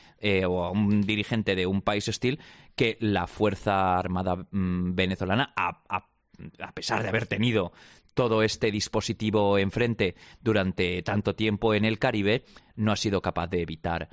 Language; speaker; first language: Spanish; native; Spanish